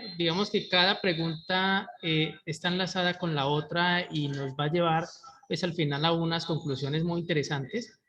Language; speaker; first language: Spanish; native; Spanish